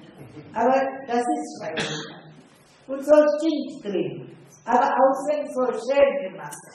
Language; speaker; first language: German; non-native, fluent; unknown